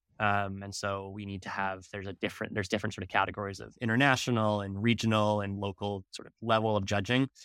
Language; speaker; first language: English; native; English